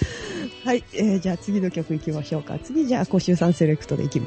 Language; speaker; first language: Japanese; native; Japanese